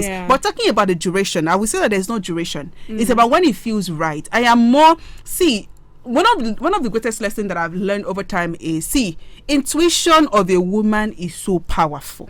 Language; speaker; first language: English; non-native, local second language; Yoruba